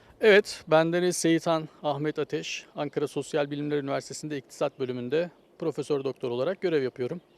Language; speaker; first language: Turkish; native; Turkish